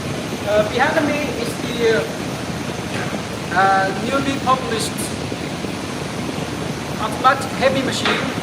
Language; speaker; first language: English; non-native, learner; Chinese